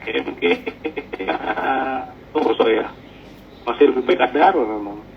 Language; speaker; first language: Indonesian; native; Indonesian